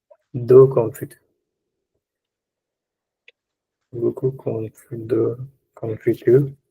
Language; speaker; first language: French; non-native, learner; Punjabi